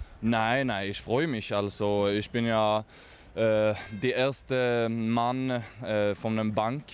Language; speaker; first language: German; non-native, fluent; Swedish